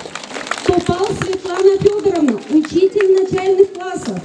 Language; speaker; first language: Russian; non-native, local second language; Gagauz